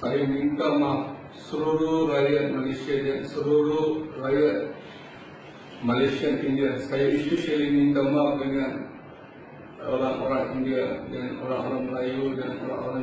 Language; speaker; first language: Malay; non-native, learner; Bangla